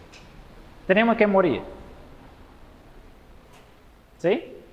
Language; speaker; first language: Spanish; non-native, fluent; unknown